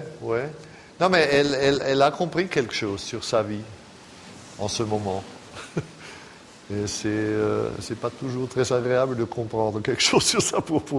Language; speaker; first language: French; non-native, fluent; German